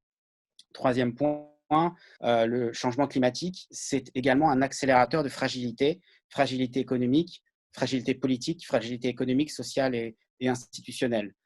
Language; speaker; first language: French; native; French